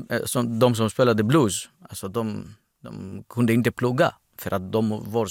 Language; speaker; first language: Swedish; non-native, fluent; Greek